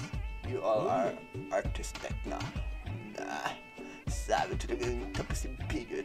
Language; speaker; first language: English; non-native, local second language; Filipino